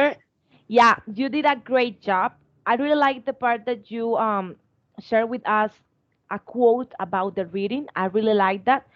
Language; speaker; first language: English; non-native, fluent; Spanish